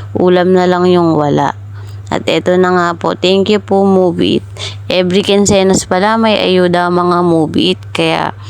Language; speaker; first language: Filipino; native; Filipino